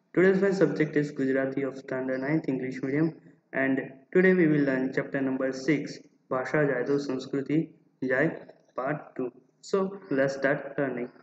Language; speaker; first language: English; non-native, local second language; Gujarati